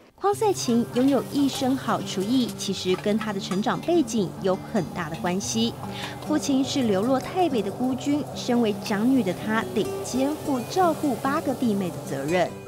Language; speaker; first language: Chinese; native; Chinese